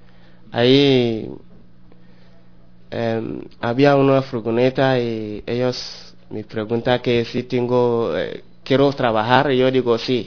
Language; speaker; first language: Spanish; non-native, learner; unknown